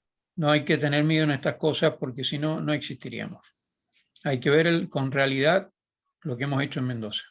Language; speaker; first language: Spanish; native; Spanish